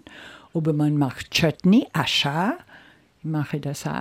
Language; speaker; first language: German; non-native, learner; Seselwa Creole French